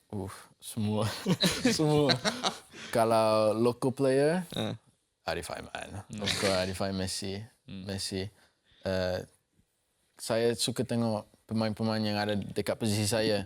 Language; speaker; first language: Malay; non-native, local second language; English